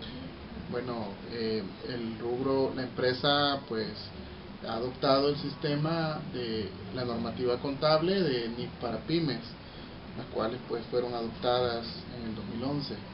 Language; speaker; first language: Spanish; native; Spanish